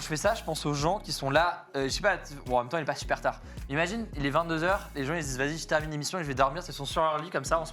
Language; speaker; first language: French; native; French